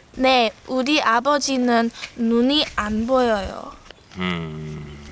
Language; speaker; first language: Korean; non-native, learner; English